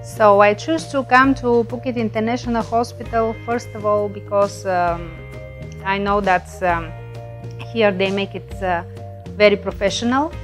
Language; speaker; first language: English; non-native, learner; Bulgarian